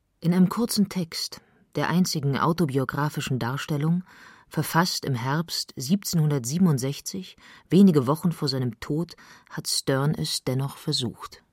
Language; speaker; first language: German; native; German